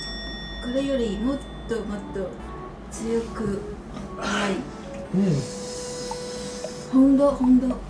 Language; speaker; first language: Japanese; non-native, learner; Chinese